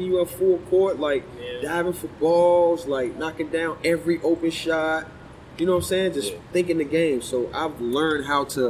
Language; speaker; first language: English; native; English